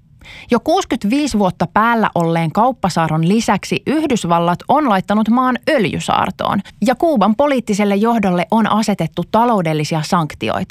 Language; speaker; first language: Finnish; native; Finnish